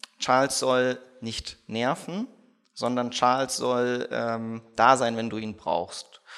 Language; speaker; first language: German; early bilingual, other home language; Russian